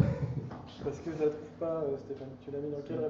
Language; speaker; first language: French; native; French